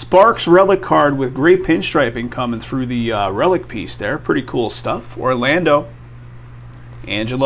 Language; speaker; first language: English; native; English